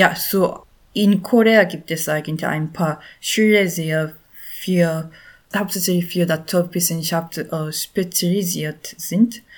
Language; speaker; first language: German; non-native, learner; Korean